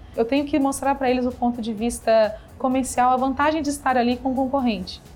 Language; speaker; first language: Portuguese; native; Portuguese